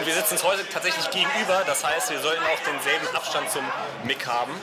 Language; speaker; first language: German; native; German